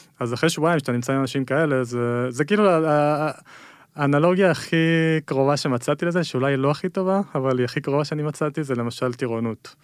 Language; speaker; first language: Hebrew; early bilingual, other home language; Spanish